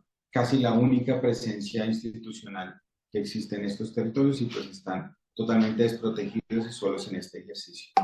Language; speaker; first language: Spanish; native; Spanish